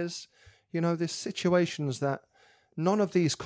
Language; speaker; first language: English; native; English